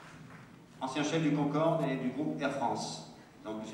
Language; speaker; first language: French; native; French